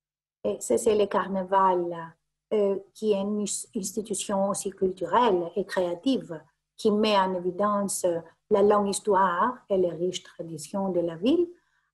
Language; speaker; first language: French; non-native, fluent; Greek